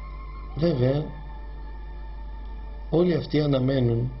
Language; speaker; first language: Greek; native; Greek